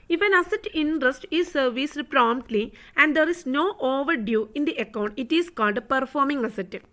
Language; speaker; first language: English; non-native, local second language; Malayalam